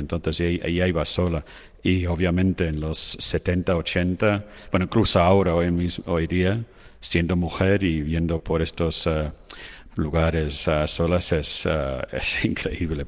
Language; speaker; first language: Spanish; non-native, fluent; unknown